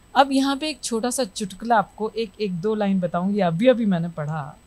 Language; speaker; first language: Hindi; native; Hindi